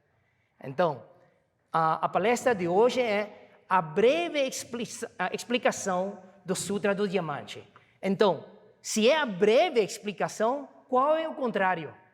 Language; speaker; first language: Portuguese; non-native, fluent; Chinese